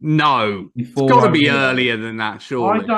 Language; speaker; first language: English; native; English